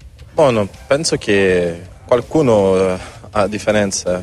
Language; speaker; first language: Italian; non-native, learner; Portuguese